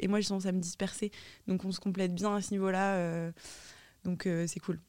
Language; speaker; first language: French; native; French